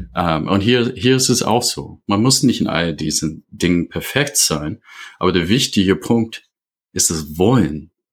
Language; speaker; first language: German; non-native, fluent; English